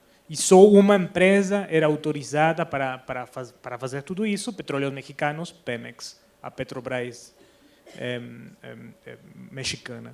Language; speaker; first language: Portuguese; non-native, fluent; Spanish